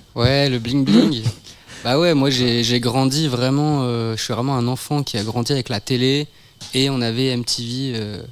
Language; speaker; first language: French; native; French